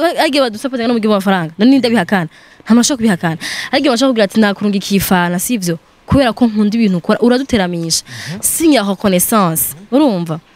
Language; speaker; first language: Rundi; non-native, local second language; Swahili